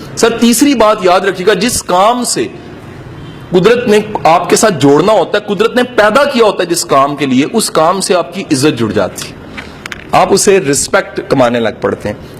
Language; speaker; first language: Urdu; non-native, local second language; Punjabi